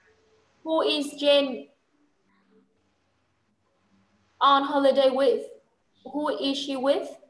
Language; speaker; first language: English; non-native, fluent; Vietnamese